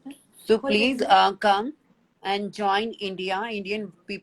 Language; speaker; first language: English; non-native, learner; Hindi